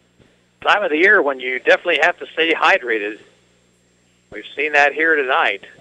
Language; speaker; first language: English; native; English